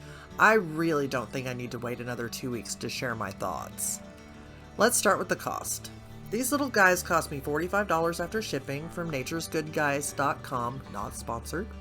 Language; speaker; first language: English; native; English